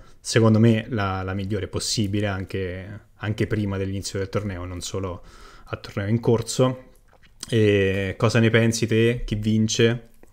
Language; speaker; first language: Italian; native; Italian